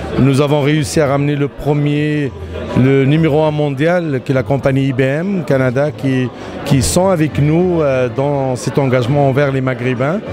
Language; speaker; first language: French; non-native, local second language; Arabic